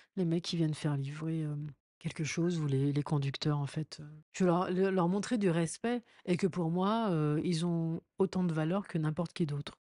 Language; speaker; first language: French; native; French